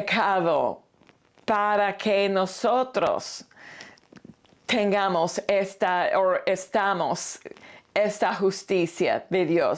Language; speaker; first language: Spanish; non-native, fluent; English